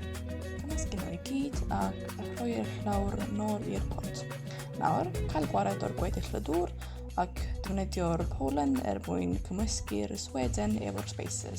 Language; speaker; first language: Welsh; non-native, learner; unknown